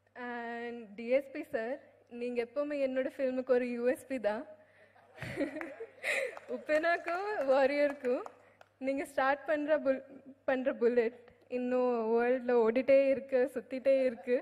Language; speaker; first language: Tamil; non-native, fluent; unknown